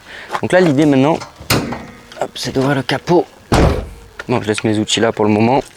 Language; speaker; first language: French; native; French